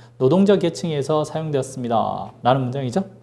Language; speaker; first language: Korean; native; Korean